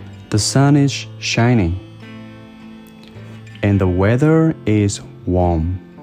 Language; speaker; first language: English; non-native, fluent; Burmese